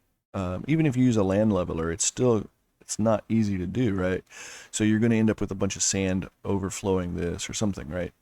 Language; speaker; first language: English; native; English